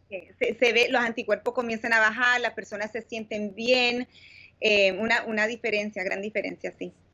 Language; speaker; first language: Spanish; early bilingual, heritage; Spanish